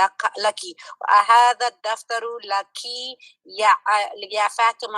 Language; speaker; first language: Arabic; non-native, learner; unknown